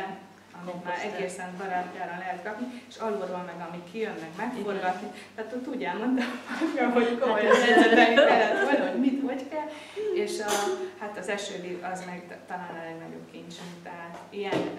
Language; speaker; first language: Hungarian; native; Hungarian